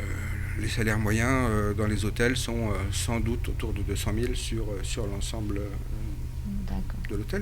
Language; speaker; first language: French; native; French